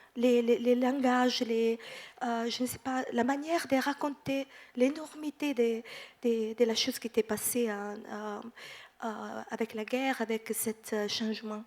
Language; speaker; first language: French; non-native, fluent; Italian